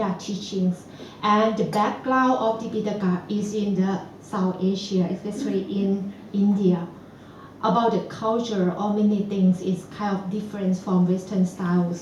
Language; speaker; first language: English; non-native, fluent; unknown